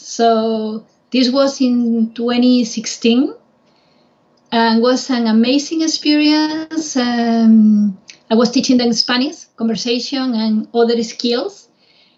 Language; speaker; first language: English; non-native, fluent; Spanish